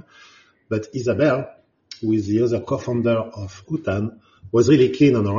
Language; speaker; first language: English; non-native, fluent; French